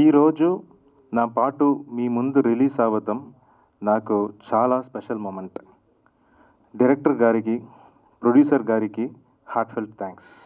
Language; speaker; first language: Telugu; non-native, learner; Kannada